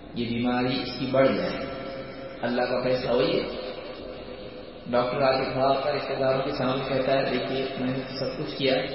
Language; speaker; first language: Urdu; native; Urdu